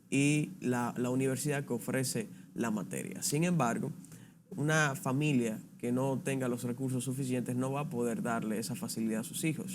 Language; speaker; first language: Spanish; native; Spanish